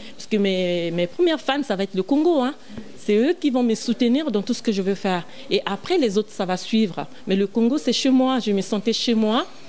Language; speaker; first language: French; non-native, local second language; Lingala